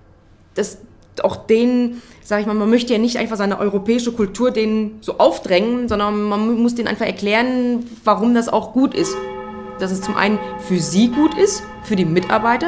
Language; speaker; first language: German; native; German